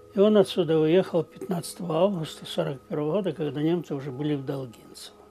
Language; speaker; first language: Russian; native; Russian